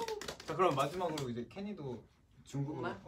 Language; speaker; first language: Korean; native; Korean